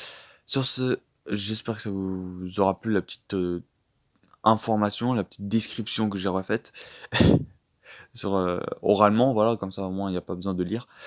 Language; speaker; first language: French; native; French